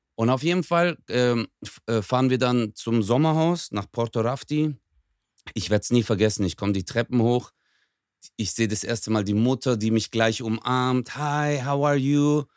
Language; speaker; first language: German; early bilingual, other home language; Turkish